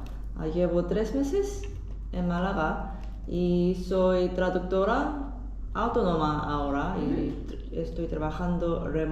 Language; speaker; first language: Spanish; non-native, learner; Korean